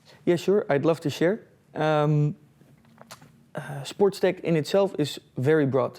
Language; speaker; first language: English; non-native, fluent; Dutch